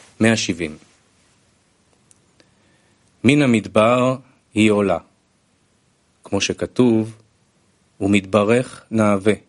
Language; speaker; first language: Hebrew; non-native, fluent; Russian